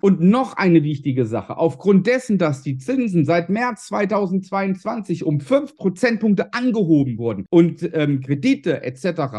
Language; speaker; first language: German; native; German